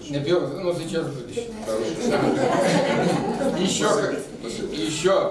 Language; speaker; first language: Russian; non-native, learner; Bulgarian